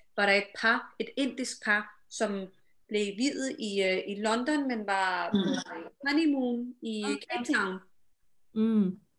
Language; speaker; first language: Danish; early bilingual, other home language; Urdu